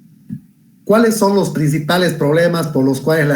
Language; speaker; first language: Spanish; native; Spanish